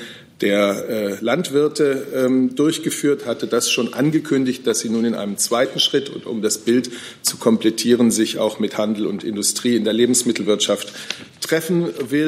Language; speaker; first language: German; native; German